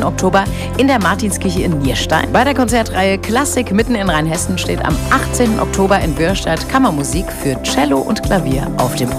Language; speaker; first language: German; native; German